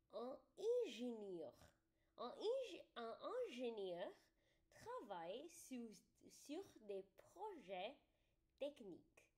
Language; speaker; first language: French; non-native, learner; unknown